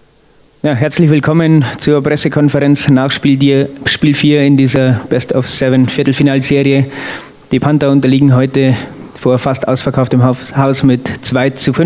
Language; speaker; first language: German; native; German